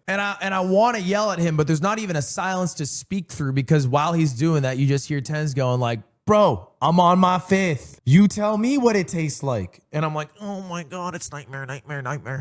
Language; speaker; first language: English; native; English